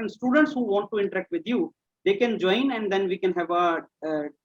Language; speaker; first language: English; non-native, local second language; Hindi